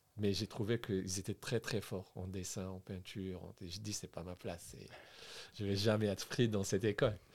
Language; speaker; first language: French; non-native, local second language; Arabic